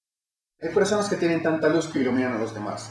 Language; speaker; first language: Spanish; native; Spanish